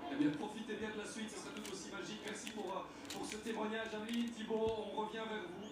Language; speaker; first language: French; native; French